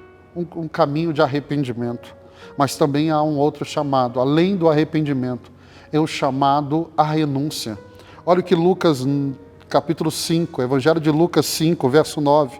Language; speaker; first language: Portuguese; native; Portuguese